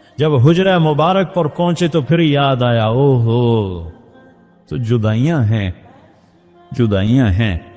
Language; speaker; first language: Urdu; non-native, local second language; Punjabi